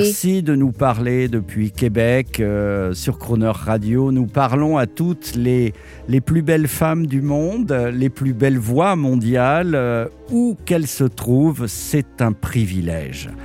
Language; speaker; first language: French; native; French